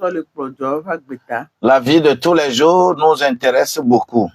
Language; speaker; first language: French; non-native, local second language; Ewe